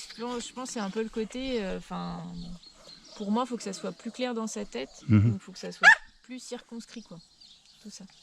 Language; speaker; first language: French; native; French